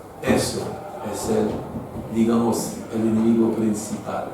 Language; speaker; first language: Spanish; non-native, fluent; French